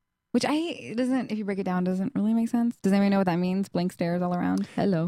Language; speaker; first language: English; early bilingual, other home language; Persian